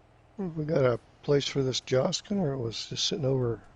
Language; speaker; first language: English; native; English